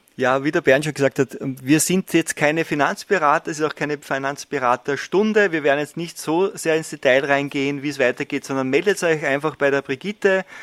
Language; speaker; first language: German; native; German